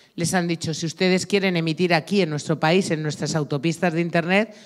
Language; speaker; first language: Spanish; native; Spanish